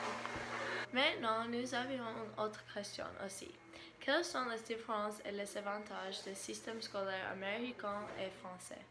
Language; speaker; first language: French; non-native, learner; English